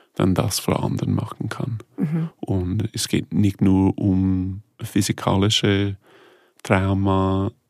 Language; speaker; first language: German; non-native, fluent; English